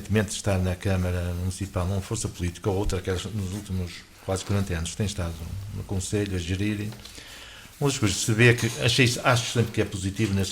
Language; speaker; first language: Portuguese; native; Portuguese